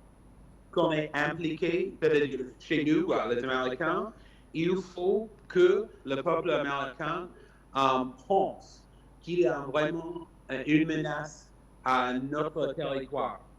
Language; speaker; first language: French; non-native, fluent; English